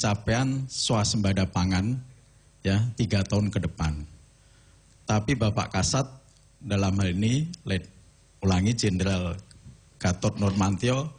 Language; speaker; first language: Indonesian; non-native, local second language; Javanese